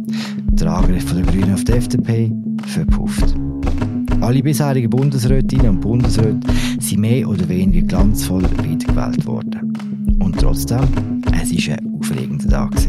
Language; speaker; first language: German; native; German